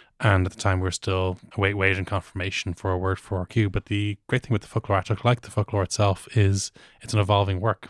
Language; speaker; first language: English; native; English